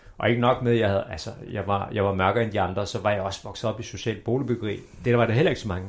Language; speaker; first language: Danish; early bilingual, other home language; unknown